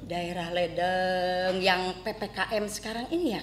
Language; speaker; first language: Indonesian; native; Indonesian